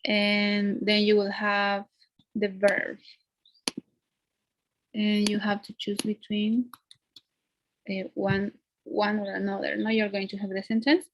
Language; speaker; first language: English; non-native, fluent; Spanish